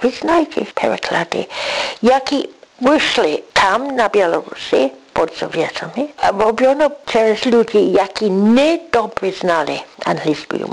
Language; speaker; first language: Belarusian; non-native, learner; English